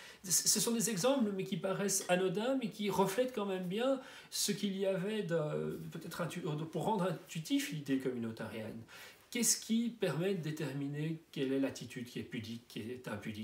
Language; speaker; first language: French; native; French